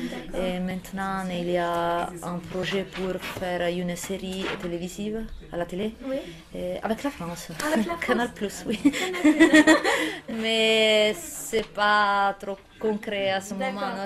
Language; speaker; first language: French; non-native, fluent; Italian